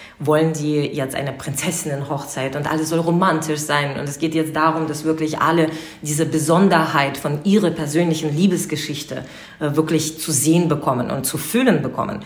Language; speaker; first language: German; non-native, fluent; Russian